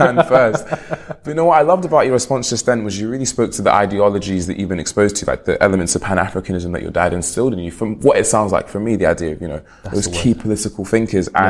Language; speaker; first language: English; native; English